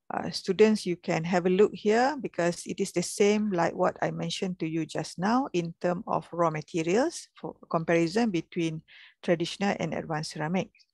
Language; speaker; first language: English; non-native, local second language; Malay